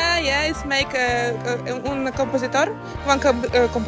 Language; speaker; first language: English; non-native, learner; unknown